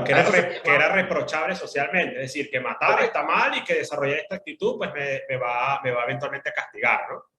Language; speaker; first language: Spanish; native; Spanish